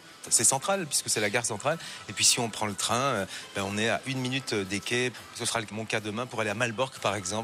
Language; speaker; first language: French; native; French